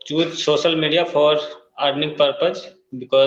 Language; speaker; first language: English; non-native, fluent; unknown